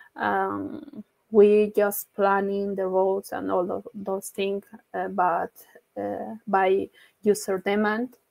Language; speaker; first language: English; non-native, learner; Spanish